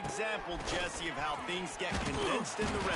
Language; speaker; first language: English; native; English